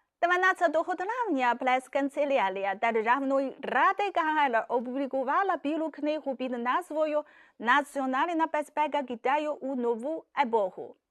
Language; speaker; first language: Ukrainian; non-native, fluent; Chinese